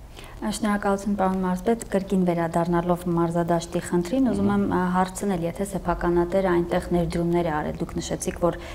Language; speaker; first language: Armenian; native; Armenian